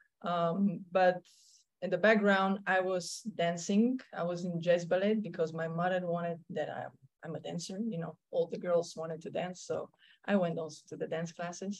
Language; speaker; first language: English; non-native, fluent; Slovenian